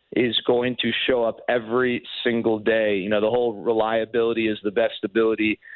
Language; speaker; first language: English; native; English